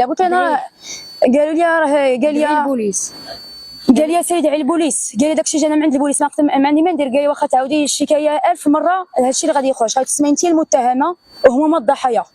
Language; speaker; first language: Arabic; early bilingual, heritage; Arabic